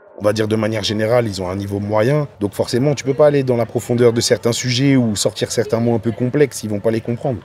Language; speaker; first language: French; native; French